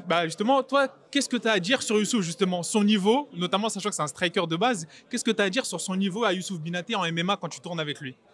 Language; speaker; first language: French; native; French